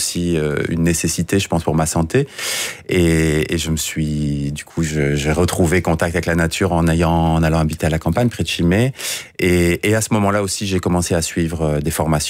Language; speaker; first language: French; native; French